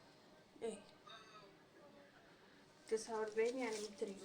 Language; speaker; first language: Arabic; native; Arabic